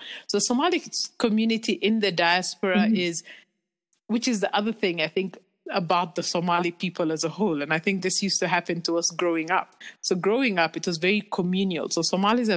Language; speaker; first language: English; non-native, local second language; Somali